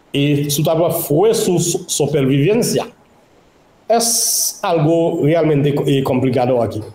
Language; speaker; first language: Spanish; non-native, local second language; Haitian Creole